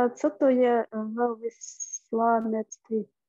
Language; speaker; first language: Czech; non-native, learner; Ukrainian